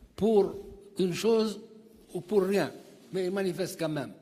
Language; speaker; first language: French; non-native, local second language; Arabic